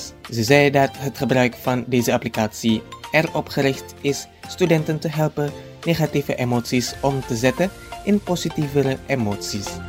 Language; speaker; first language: Dutch; non-native, fluent; Indonesian